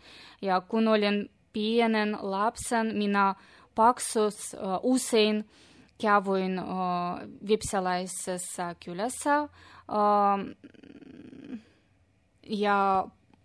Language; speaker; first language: Finnish; non-native, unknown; Russian